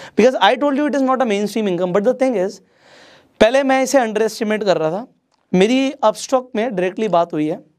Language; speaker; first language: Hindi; non-native, local second language; Marathi